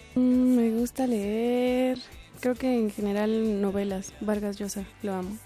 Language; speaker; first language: Spanish; native; Spanish